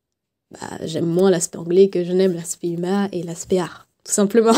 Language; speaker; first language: French; native; French